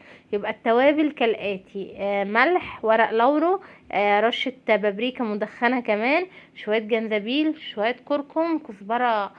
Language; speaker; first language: Arabic; native; Arabic